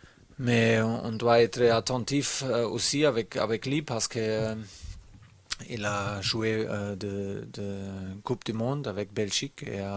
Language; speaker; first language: French; non-native, learner; German